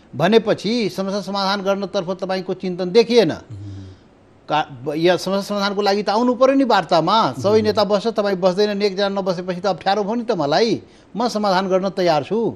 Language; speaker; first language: Nepali; non-native, local second language; Maithili